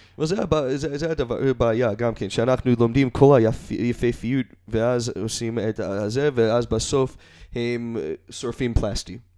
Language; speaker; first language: Hebrew; non-native, learner; English